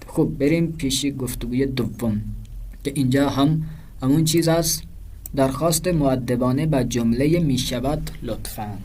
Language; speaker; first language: Persian; non-native, fluent; Urdu